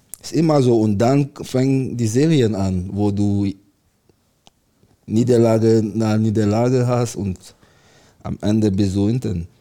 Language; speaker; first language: German; non-native, learner; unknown